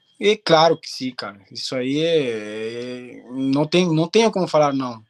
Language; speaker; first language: Portuguese; non-native, fluent; Spanish